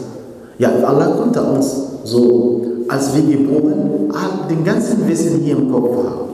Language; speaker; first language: German; non-native, fluent; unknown